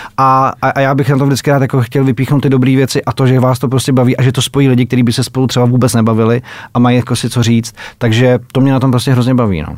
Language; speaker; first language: Czech; native; Czech